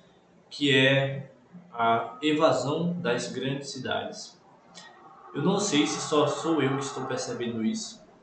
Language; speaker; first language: Portuguese; native; Portuguese